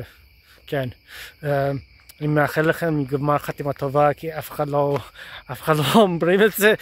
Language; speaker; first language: Hebrew; non-native, fluent; English